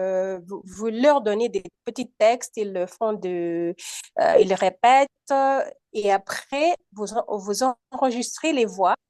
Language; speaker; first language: French; non-native, fluent; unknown